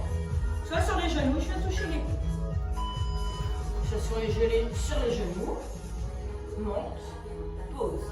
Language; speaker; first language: French; native; French